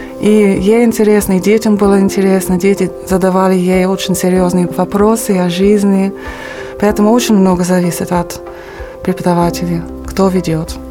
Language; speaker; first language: Russian; non-native, fluent; English